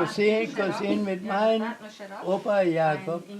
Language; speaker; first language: German; early bilingual, heritage; Portuguese